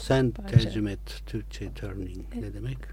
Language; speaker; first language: Turkish; non-native, fluent; Italian